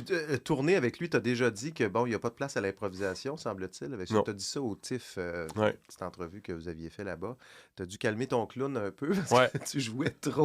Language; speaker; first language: French; native; French